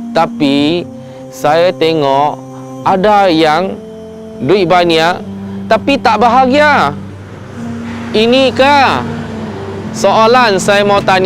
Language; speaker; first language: Indonesian; non-native, local second language; Chinese